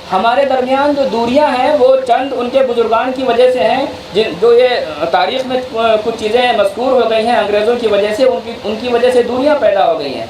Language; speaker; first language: Urdu; native; Urdu